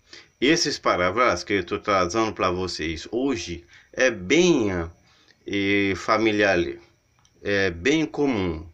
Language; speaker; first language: Portuguese; non-native, learner; Haitian Creole